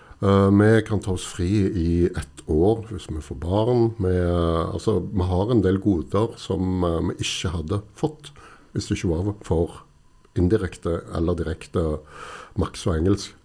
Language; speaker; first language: Norwegian; native; Norwegian